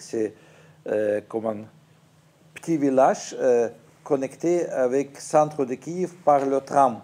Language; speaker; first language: French; non-native, fluent; Russian